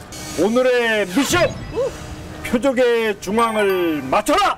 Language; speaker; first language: Korean; native; Korean